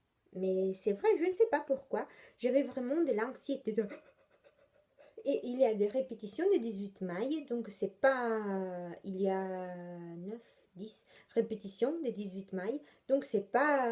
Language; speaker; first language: French; non-native, fluent; Italian